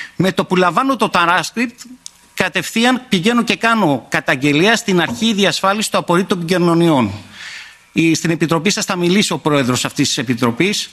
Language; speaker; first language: Greek; native; Greek